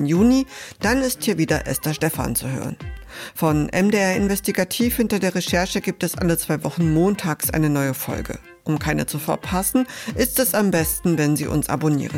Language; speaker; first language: German; native; German